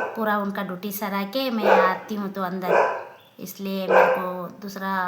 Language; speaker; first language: Hindi; non-native, local second language; Kannada